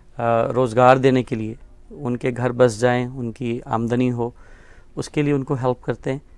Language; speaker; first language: Hindi; native; Hindi